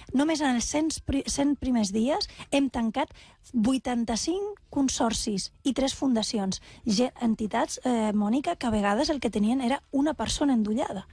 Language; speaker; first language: Catalan; non-native, local second language; Spanish